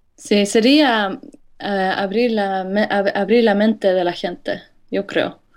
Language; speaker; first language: Spanish; non-native, fluent; Swedish